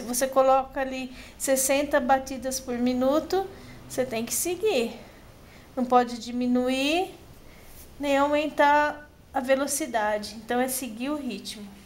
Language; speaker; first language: Portuguese; native; Portuguese